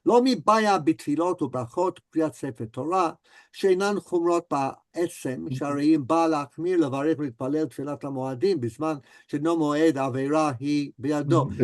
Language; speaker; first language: Hebrew; non-native, fluent; English